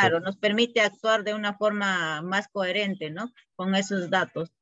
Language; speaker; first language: Spanish; native; Spanish